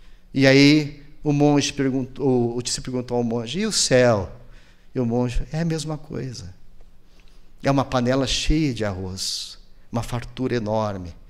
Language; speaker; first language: Portuguese; native; Portuguese